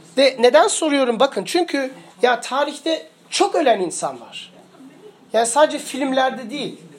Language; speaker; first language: Turkish; early bilingual, heritage; Turkish